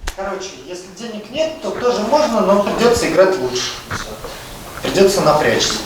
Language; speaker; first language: Russian; native; Russian